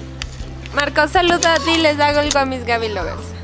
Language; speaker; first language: Spanish; native; Spanish